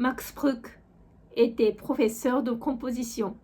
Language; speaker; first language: French; non-native, fluent; Japanese